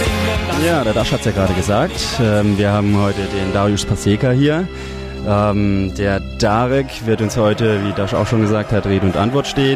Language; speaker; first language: German; native; German